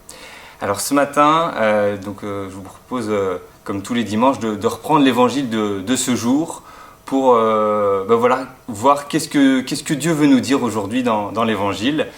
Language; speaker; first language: French; native; French